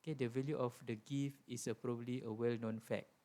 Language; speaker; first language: English; non-native, local second language; Malay